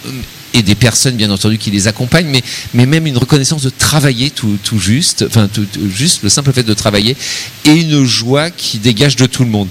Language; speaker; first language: French; native; French